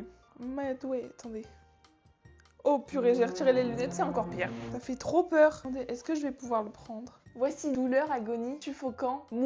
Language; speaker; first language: French; native; French